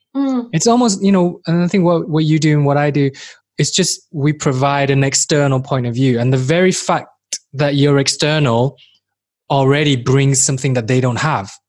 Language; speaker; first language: English; native; English